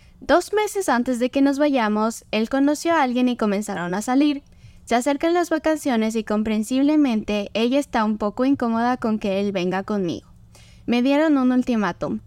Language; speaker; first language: Spanish; native; Spanish